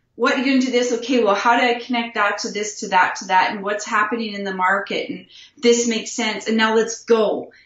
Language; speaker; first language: English; native; English